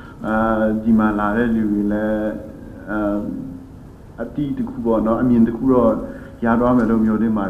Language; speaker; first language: Burmese; non-native, local second language; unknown